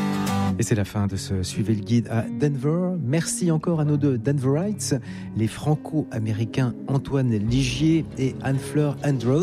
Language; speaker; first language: French; native; French